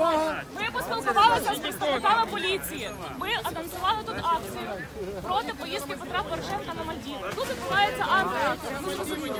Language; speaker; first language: Ukrainian; native; Ukrainian